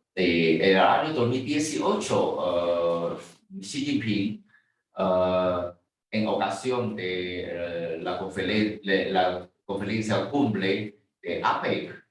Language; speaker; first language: Spanish; non-native, fluent; Chinese